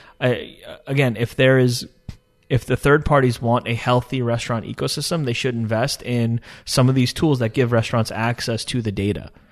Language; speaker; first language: English; early bilingual, other home language; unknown